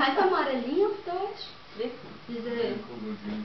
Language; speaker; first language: German; non-native, learner; Portuguese